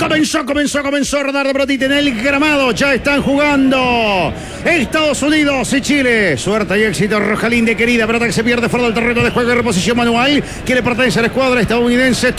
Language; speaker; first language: Spanish; native; Spanish